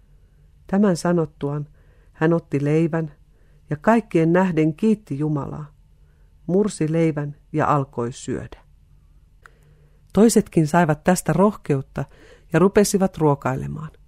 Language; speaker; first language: Finnish; native; Finnish